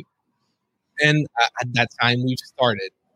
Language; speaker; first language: English; non-native, fluent; French